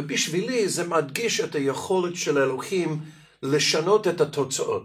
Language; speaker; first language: Hebrew; non-native, fluent; Russian